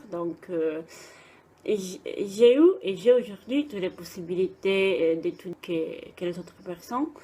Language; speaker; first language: French; non-native, fluent; Italian